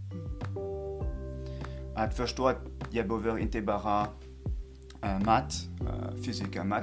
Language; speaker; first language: Swedish; non-native, fluent; French